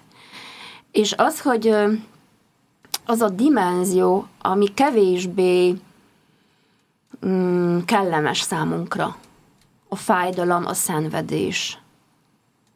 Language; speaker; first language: Hungarian; non-native, fluent; Polish